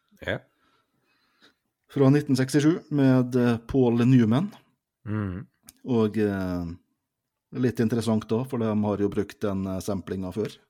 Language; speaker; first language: Norwegian; native; Norwegian